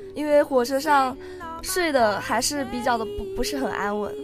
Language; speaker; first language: Chinese; native; Chinese